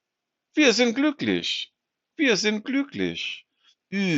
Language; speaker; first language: German; non-native, fluent; English